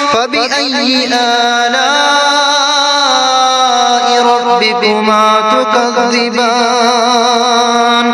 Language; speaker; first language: Arabic; native; Arabic